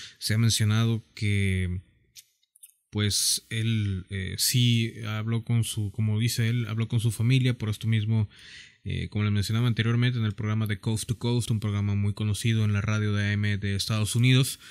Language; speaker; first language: Spanish; native; Spanish